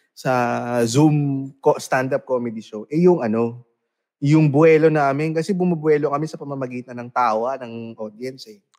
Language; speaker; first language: Filipino; native; Filipino